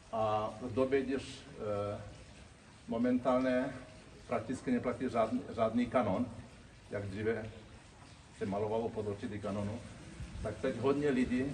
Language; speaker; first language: Czech; non-native, fluent; Romanian